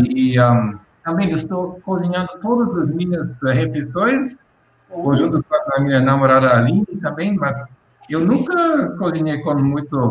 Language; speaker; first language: Portuguese; non-native, fluent; English